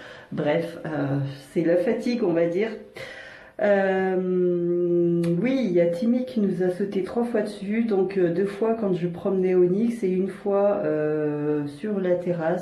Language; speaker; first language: French; native; French